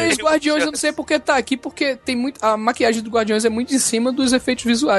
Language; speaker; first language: Portuguese; native; Portuguese